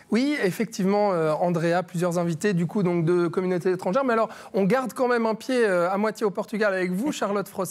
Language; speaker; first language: French; native; French